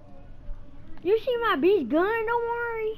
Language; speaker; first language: English; native; English